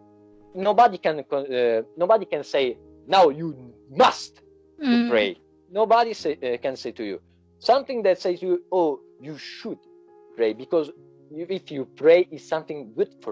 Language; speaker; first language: English; non-native, learner; Italian